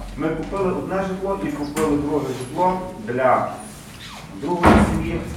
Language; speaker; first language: Ukrainian; native; Ukrainian